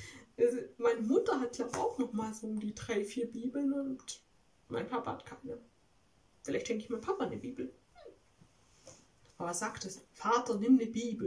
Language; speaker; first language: German; native; German